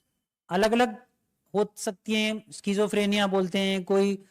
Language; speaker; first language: Hindi; native; Hindi